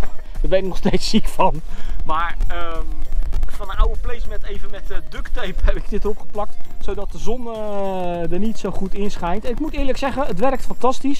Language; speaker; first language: Dutch; native; Dutch